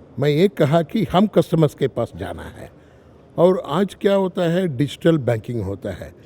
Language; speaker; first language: Hindi; non-native, local second language; Tamil